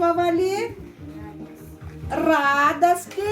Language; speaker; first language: Russian; non-native, local second language; Tuvinian